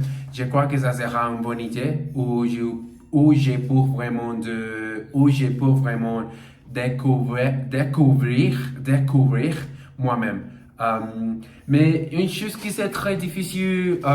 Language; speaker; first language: French; non-native, learner; Portuguese